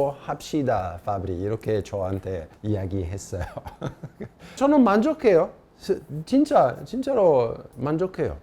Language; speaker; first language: Korean; non-native, fluent; Italian